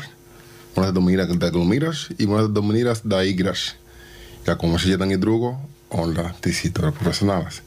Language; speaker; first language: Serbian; non-native, learner; Spanish